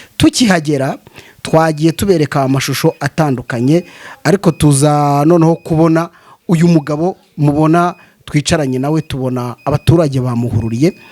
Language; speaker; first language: Kinyarwanda; native; Kinyarwanda